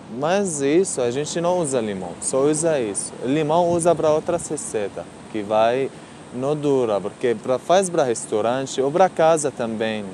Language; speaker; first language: Portuguese; non-native, learner; Arabic